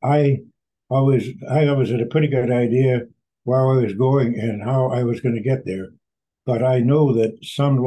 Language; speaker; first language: English; native; English